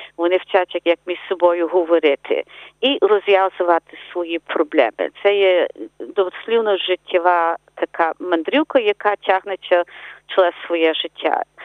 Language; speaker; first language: Ukrainian; early bilingual, heritage; Ukrainian